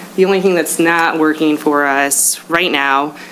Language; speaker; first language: English; native; English